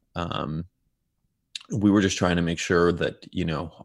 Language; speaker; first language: English; non-native, fluent; Hebrew